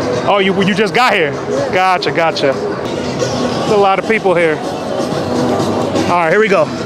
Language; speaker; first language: English; native; English